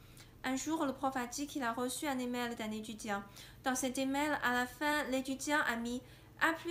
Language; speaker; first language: French; non-native, fluent; Chinese